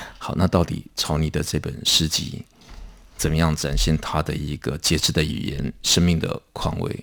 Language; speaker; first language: Chinese; native; Chinese